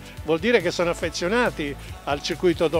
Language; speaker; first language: Italian; native; Italian